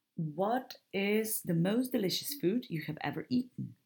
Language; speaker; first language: English; non-native, fluent; Slovenian